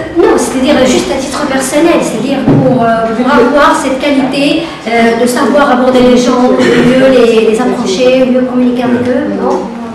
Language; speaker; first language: French; non-native, local second language; Arabic